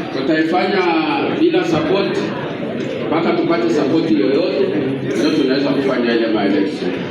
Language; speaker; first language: Swahili; native; Swahili